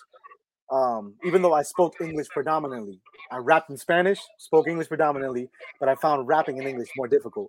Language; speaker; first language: English; early bilingual, other home language; Spanish